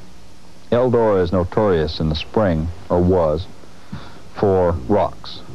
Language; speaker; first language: English; native; English